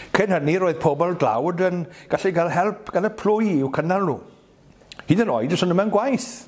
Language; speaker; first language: Welsh; native; Welsh